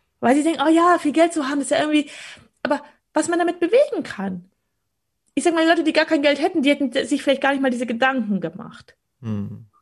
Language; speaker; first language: German; early bilingual, other home language; Polish